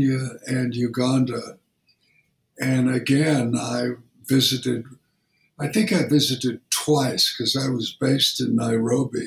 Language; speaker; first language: English; native; English